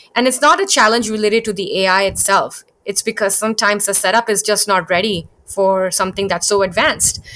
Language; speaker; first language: English; early bilingual, other home language; Thai